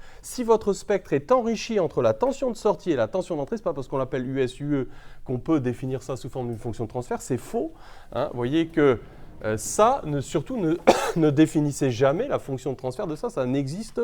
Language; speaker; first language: French; native; French